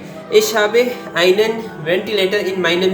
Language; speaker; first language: German; non-native, learner; Urdu